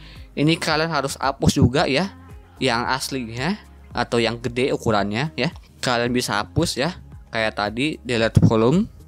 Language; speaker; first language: Indonesian; native; Indonesian